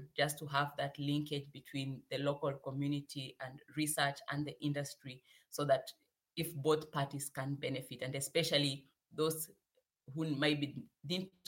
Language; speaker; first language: English; non-native, local second language; Swahili